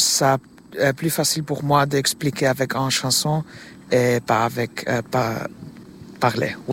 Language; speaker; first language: French; non-native, learner; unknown